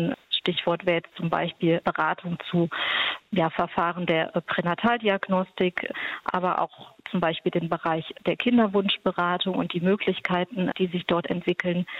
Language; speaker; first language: German; native; German